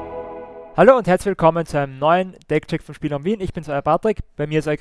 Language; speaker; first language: German; native; German